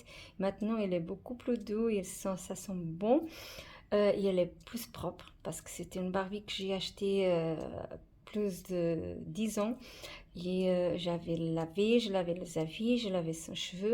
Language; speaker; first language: French; non-native, fluent; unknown